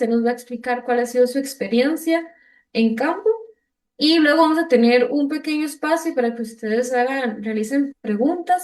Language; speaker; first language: Spanish; native; Spanish